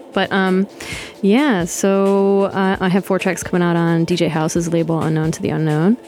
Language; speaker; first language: English; native; English